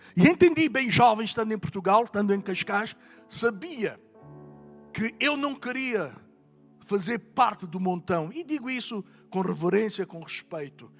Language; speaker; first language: Portuguese; native; Portuguese